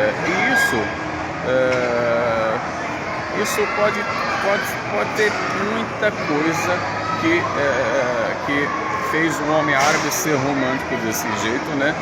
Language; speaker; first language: Portuguese; non-native, fluent; Arabic